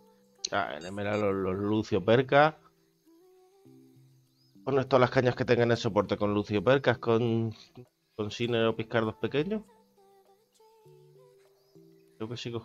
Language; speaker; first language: Spanish; native; Spanish